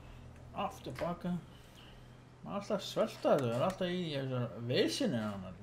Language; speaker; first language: Icelandic; non-native, learner; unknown